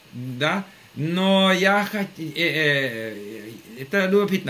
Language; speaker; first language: Russian; non-native, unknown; English